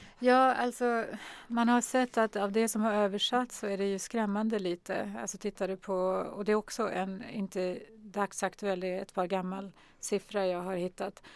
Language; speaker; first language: Swedish; early bilingual, other home language; Arabic